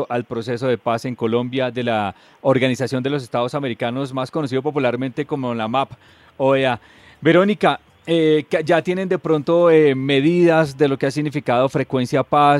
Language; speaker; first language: Spanish; native; Spanish